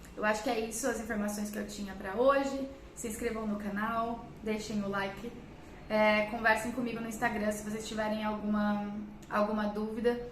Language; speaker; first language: Portuguese; native; Portuguese